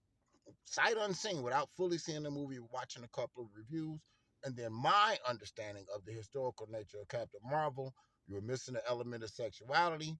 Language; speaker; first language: English; native; English